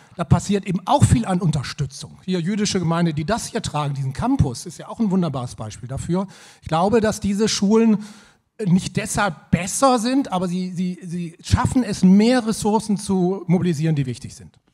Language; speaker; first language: German; native; German